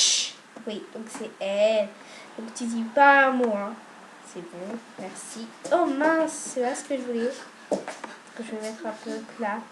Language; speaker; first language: French; native; French